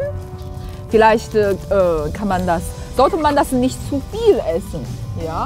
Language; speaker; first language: German; non-native, fluent; Chinese